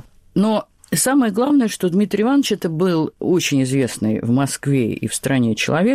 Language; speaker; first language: Russian; native; Russian